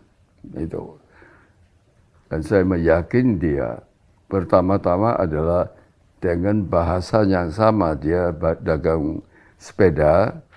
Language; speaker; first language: Indonesian; non-native, local second language; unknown